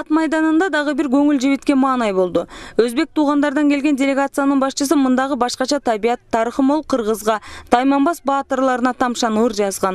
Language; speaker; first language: Kyrgyz; native; Kyrgyz